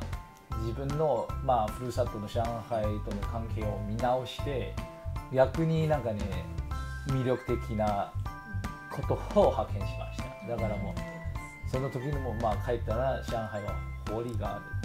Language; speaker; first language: Japanese; non-native, fluent; Chinese